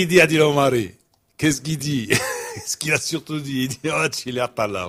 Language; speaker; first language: French; non-native, local second language; Arabic